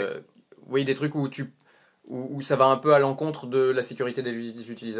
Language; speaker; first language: French; native; French